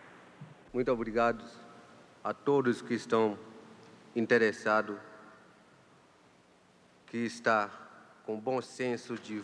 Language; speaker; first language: Portuguese; non-native, local second language; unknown